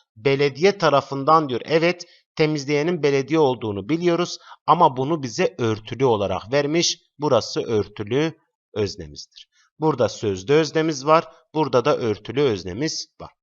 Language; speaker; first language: Turkish; native; Turkish